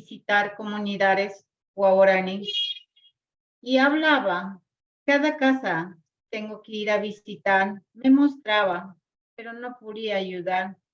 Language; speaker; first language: Spanish; non-native, local second language; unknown